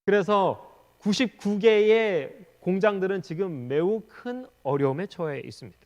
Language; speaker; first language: Korean; native; Korean